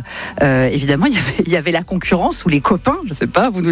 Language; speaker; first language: French; native; French